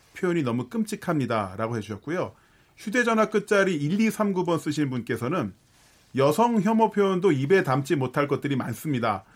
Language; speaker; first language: Korean; native; Korean